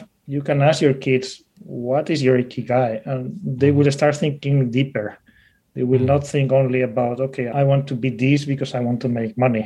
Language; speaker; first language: English; non-native, fluent; Spanish